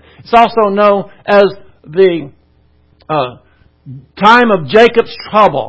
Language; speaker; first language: English; native; English